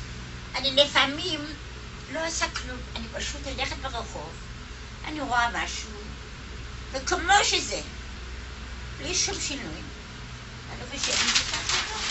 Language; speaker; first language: Hebrew; non-native, fluent; German